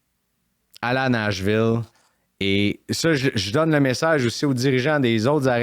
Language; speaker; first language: French; native; French